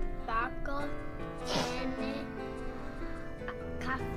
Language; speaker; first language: Spanish; non-native, learner; English